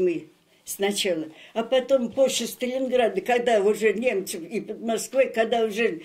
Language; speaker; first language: Russian; native; Russian